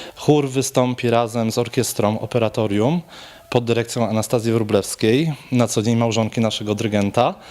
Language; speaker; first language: Polish; native; Polish